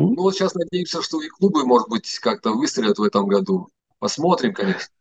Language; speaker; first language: Russian; native; Russian